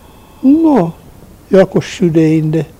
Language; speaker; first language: Czech; early bilingual, heritage; Czech